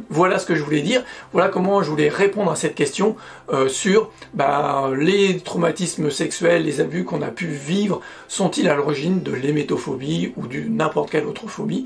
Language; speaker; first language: French; native; French